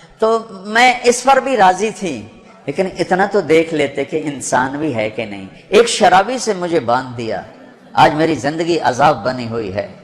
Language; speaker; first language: Urdu; non-native, local second language; Punjabi